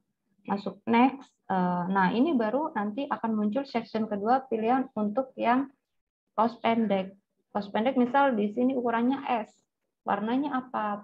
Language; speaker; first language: Indonesian; native; Indonesian